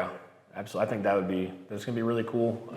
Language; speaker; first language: English; native; English